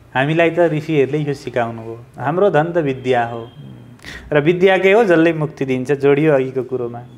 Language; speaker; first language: Nepali; native; Nepali